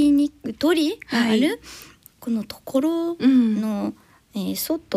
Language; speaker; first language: Japanese; non-native, learner; English